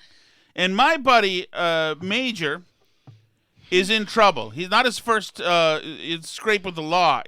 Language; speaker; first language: English; native; English